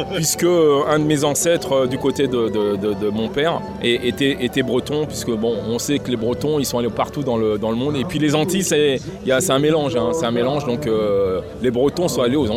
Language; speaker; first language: French; native; French